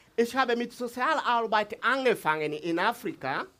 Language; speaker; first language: German; non-native, learner; Swahili